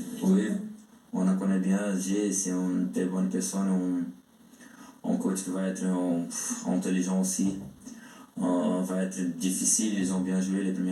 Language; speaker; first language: French; non-native, learner; Portuguese